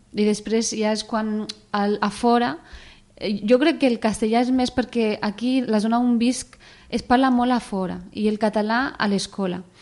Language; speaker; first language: Catalan; early bilingual, other home language; Arabic